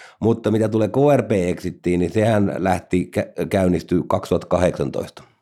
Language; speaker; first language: Finnish; native; Finnish